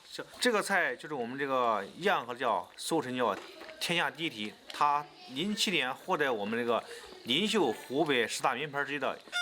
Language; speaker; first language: Chinese; native; Chinese